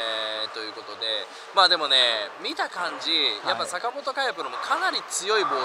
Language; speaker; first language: Japanese; native; Japanese